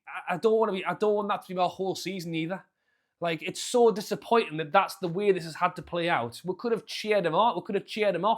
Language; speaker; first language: English; native; English